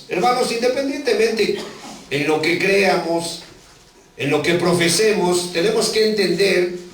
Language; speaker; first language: Spanish; native; Spanish